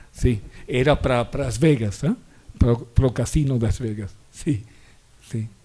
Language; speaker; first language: Portuguese; non-native, fluent; Spanish